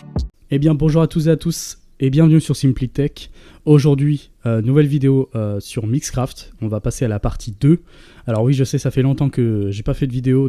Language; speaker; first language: French; native; French